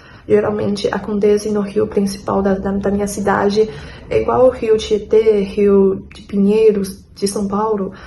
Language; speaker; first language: Portuguese; non-native, fluent; Chinese